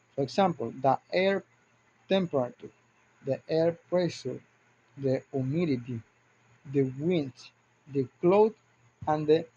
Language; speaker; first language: English; non-native, learner; Spanish